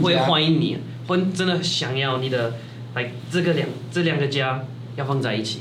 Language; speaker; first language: Chinese; non-native, fluent; French